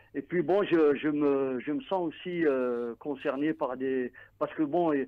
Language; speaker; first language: French; non-native, local second language; Arabic